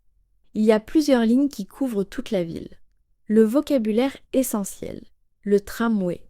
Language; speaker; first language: French; native; French